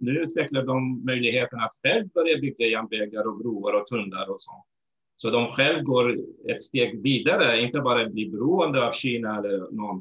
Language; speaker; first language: Swedish; non-native, fluent; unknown